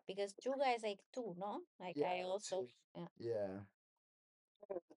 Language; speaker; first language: English; non-native, learner; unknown